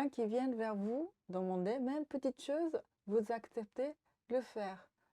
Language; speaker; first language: French; non-native, fluent; Japanese